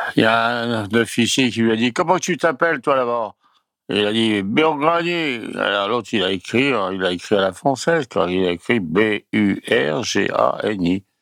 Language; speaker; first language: French; early bilingual, other home language; Italian